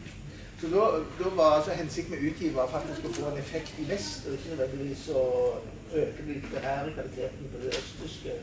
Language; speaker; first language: Norwegian; native; Norwegian